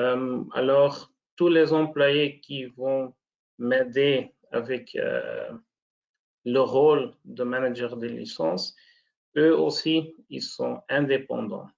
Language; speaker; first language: French; non-native, local second language; Dutch